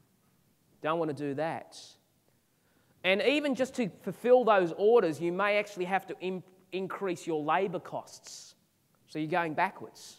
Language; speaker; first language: English; native; English